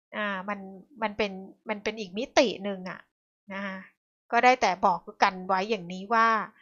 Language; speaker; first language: Thai; native; Thai